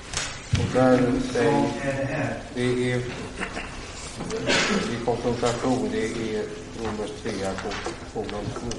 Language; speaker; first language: Swedish; native; Swedish